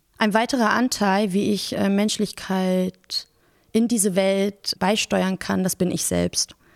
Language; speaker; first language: German; early bilingual, other home language; Persian